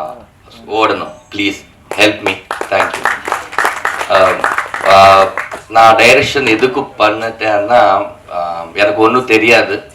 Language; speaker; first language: Tamil; non-native, learner; Telugu